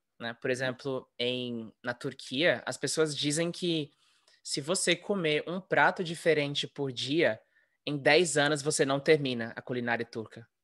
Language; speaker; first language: Portuguese; native; Portuguese